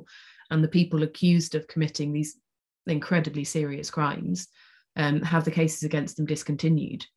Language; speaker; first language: English; native; English